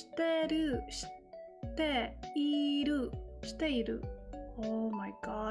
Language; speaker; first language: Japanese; non-native, learner; English